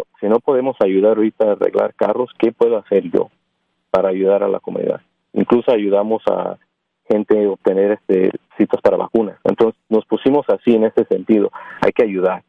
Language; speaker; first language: Spanish; early bilingual, heritage; Spanish